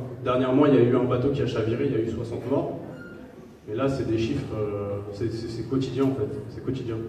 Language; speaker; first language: French; native; French